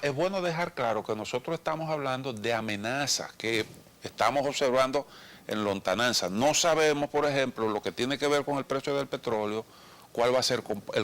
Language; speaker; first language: Spanish; native; Spanish